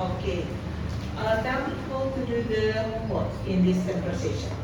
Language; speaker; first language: English; non-native, fluent; Indonesian